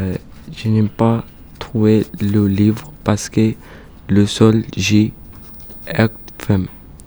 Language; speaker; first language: French; non-native, learner; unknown